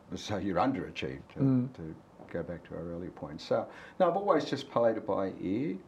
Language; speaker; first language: English; native; English